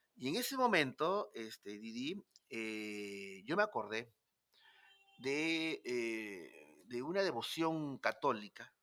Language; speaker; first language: Spanish; native; Spanish